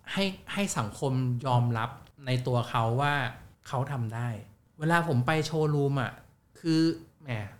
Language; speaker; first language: Thai; native; Thai